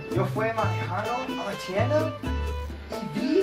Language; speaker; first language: Spanish; non-native, learner; English